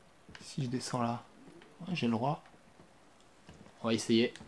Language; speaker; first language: French; native; French